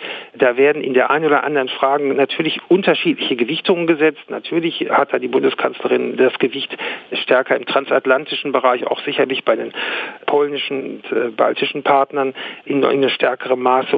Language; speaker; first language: German; native; German